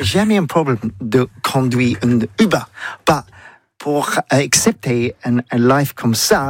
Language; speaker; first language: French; non-native, learner; English